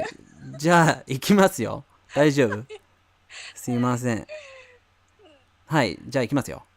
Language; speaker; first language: Japanese; non-native, fluent; English